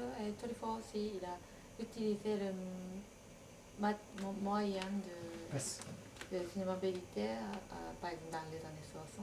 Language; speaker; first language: French; non-native, fluent; Japanese